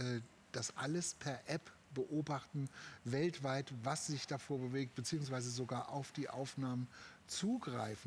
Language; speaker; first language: German; native; German